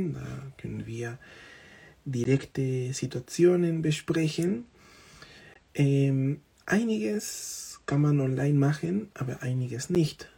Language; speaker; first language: German; non-native, fluent; Spanish